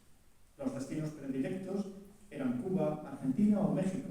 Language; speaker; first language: Spanish; native; Spanish